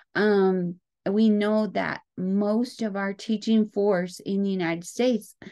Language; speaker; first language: English; native; English